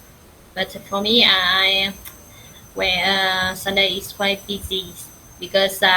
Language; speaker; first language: English; non-native, learner; Vietnamese